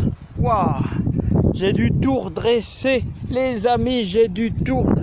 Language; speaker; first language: French; native; French